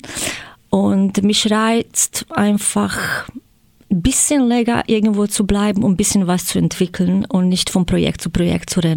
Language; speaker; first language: German; non-native, fluent; Croatian